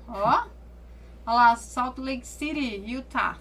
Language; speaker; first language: Portuguese; native; Portuguese